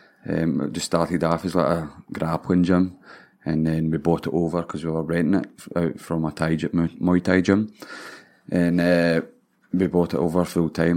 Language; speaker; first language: English; native; English